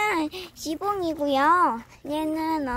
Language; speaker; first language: Korean; native; Korean